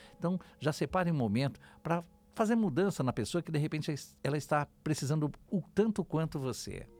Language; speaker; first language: Portuguese; native; Portuguese